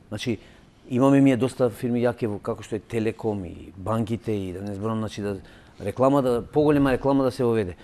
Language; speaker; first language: Macedonian; non-native, local second language; Albanian